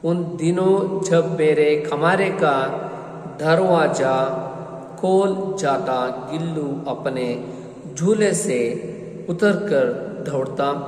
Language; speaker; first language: Hindi; non-native, local second language; Kannada